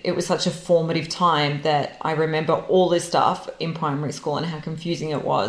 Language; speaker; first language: English; non-native, local second language; Serbian